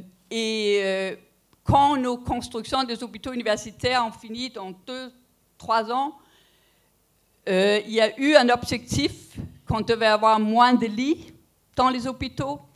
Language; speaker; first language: French; non-native, fluent; Danish